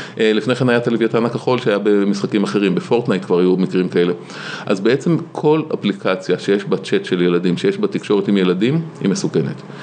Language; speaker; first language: Hebrew; native; Hebrew